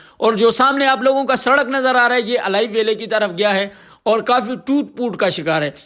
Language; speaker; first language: Urdu; non-native, local second language; Pashto